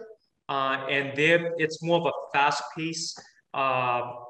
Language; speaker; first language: English; native; English